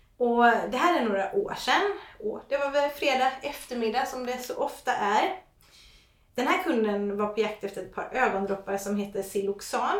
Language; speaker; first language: Swedish; non-native, fluent; English